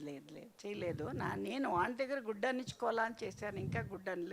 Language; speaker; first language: Telugu; non-native, learner; Kannada